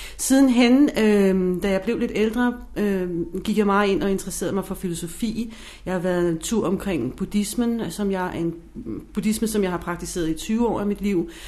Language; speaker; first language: Danish; non-native, fluent; English